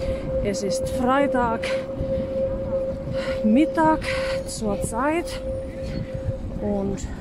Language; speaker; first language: German; non-native, fluent; Finnish